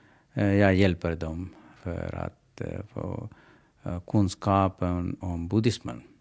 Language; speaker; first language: Swedish; non-native, learner; Sinhala